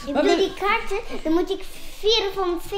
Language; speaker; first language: Dutch; early bilingual, other home language; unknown